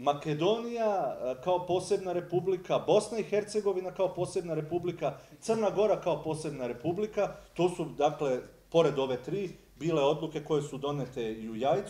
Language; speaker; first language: Serbian; native; Serbian